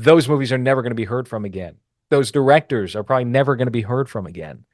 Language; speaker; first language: English; native; English